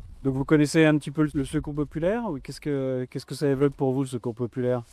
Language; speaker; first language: French; native; French